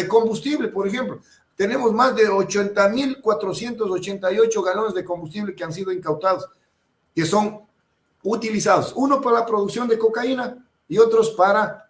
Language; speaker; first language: Spanish; native; Spanish